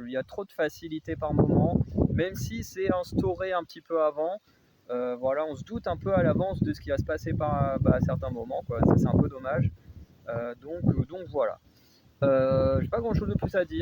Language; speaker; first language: French; native; French